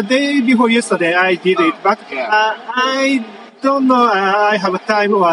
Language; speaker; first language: English; non-native, learner; Japanese